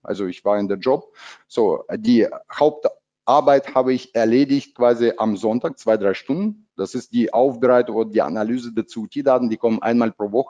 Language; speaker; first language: German; non-native, fluent; Russian